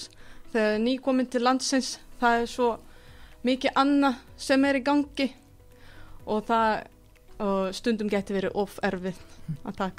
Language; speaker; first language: Icelandic; non-native, fluent; Russian